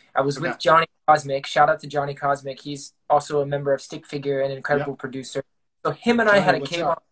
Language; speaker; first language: English; native; English